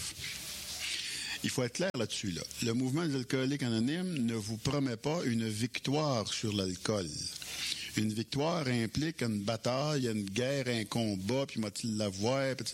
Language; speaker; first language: French; native; French